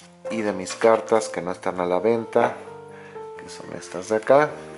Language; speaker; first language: Spanish; native; Spanish